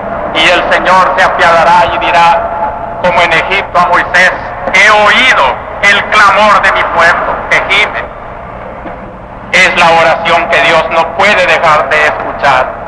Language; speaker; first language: Spanish; native; Spanish